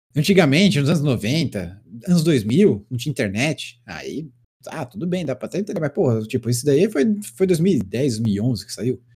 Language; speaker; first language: Portuguese; native; Portuguese